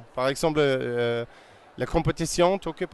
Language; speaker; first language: French; non-native, fluent; German